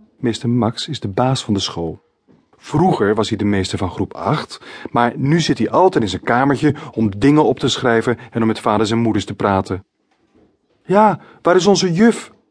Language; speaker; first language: Dutch; native; Dutch